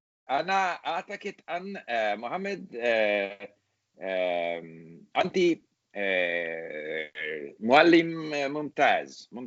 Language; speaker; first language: Arabic; non-native, learner; English